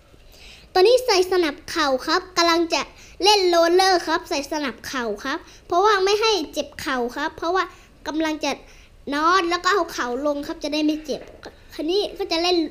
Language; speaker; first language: Thai; native; Thai